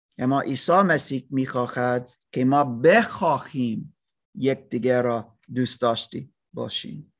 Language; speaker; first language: Persian; non-native, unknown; English